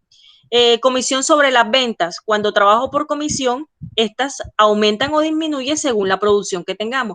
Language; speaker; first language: Spanish; native; Spanish